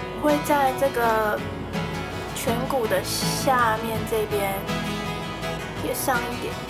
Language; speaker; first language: Chinese; native; Chinese